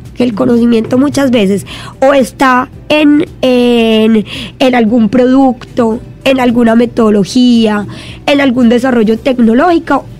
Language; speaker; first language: Spanish; native; Spanish